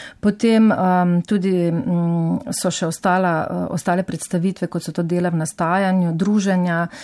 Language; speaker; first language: Slovenian; native; Slovenian